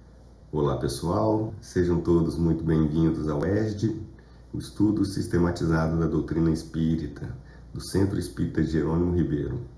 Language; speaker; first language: Portuguese; native; Portuguese